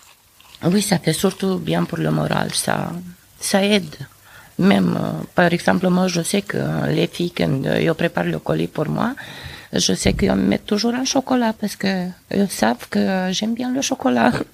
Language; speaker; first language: French; non-native, fluent; Romanian